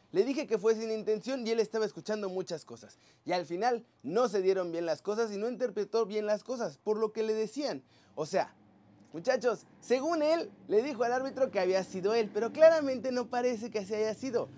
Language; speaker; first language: Spanish; native; Spanish